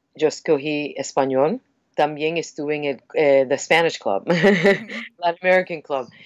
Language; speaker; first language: Spanish; non-native, fluent; English